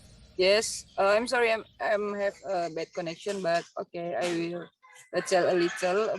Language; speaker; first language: English; non-native, learner; Indonesian